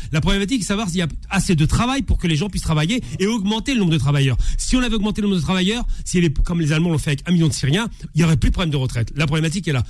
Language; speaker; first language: French; native; French